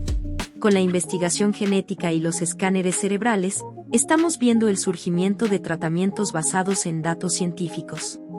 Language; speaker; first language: Spanish; native; Spanish